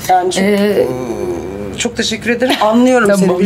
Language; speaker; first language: Turkish; native; Turkish